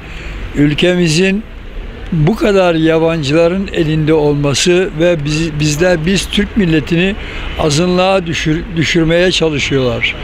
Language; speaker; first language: Turkish; native; Turkish